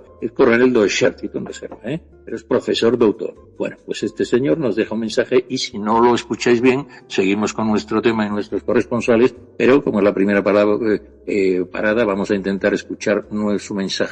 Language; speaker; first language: Spanish; native; Spanish